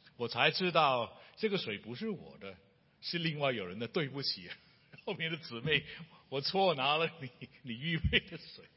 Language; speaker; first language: Chinese; non-native, local second language; Cantonese